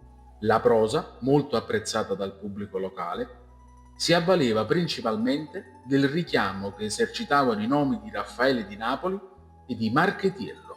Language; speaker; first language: Italian; native; Italian